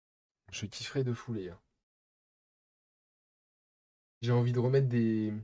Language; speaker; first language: French; native; French